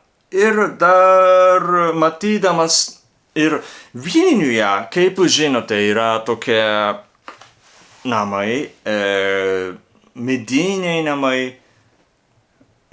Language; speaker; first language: Lithuanian; non-native, learner; Japanese